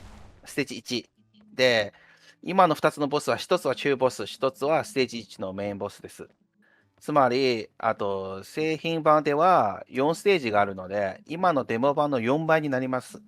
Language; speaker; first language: Japanese; non-native, fluent; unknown